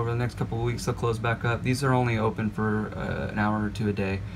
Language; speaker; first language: English; native; English